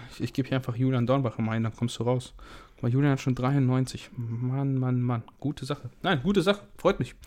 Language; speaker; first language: German; early bilingual, other home language; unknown